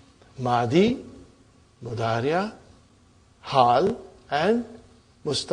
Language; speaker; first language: Arabic; non-native, fluent; Urdu